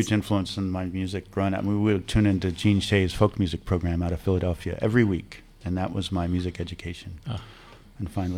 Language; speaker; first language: English; native; English